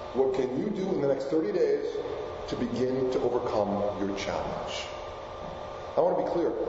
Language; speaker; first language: English; non-native, fluent; Spanish